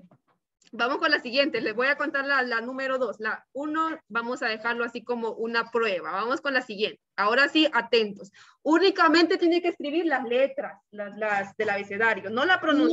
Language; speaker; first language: Spanish; native; Spanish